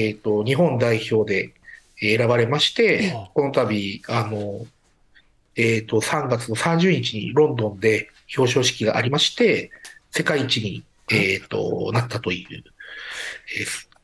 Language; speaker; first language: Japanese; native; Japanese